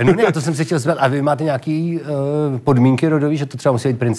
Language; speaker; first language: Czech; native; Czech